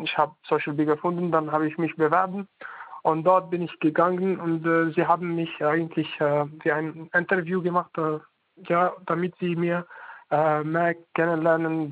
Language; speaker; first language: German; non-native, learner; Arabic